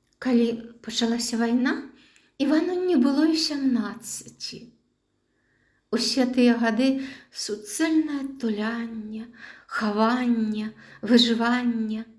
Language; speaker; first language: Belarusian; native; Belarusian